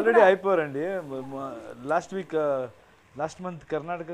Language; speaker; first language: Telugu; non-native, fluent; Kannada